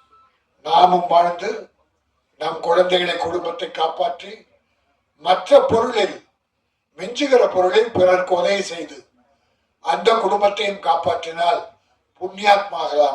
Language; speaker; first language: Tamil; native; Tamil